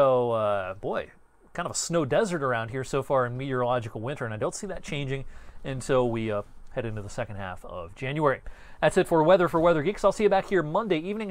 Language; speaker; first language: English; native; English